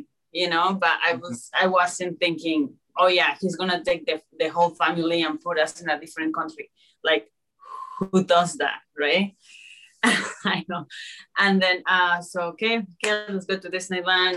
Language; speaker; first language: English; early bilingual, other home language; Spanish